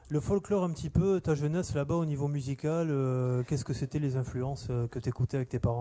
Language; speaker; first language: French; native; French